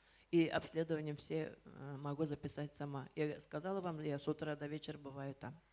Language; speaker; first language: Russian; native; Russian